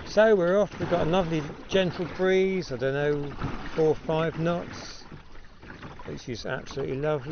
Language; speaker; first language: English; native; English